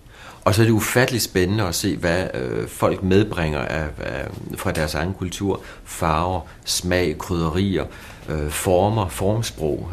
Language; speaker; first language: Danish; native; Danish